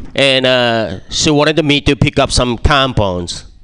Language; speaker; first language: English; non-native, fluent; Japanese